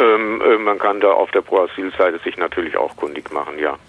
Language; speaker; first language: German; native; German